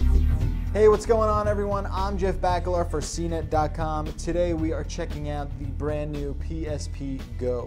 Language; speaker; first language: English; native; English